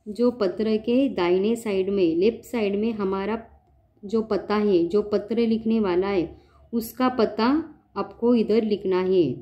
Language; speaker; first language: Hindi; non-native, local second language; Marathi